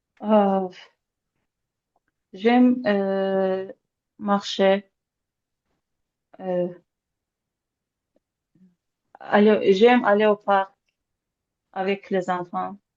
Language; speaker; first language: French; non-native, learner; Azerbaijani